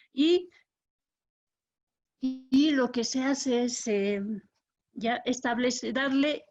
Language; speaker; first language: Spanish; native; Spanish